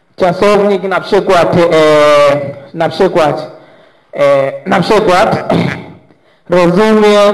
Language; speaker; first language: Polish; non-native, learner; Swahili